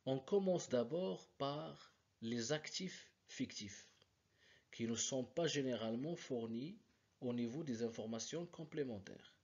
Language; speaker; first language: French; non-native, local second language; Arabic